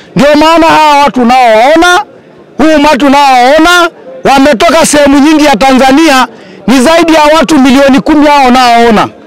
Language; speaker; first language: Swahili; non-native, local second language; Masai